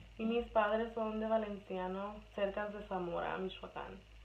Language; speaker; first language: Spanish; early bilingual, other home language; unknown